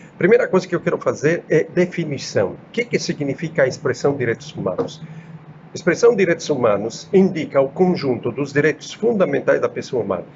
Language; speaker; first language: Portuguese; non-native, fluent; Italian